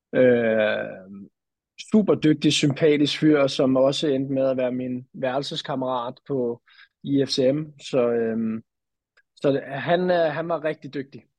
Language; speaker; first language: Danish; native; Danish